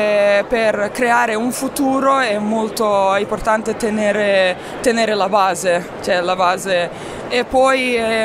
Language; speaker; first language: Italian; non-native, fluent; Serbian